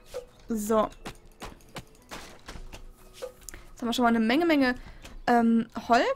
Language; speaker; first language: German; native; German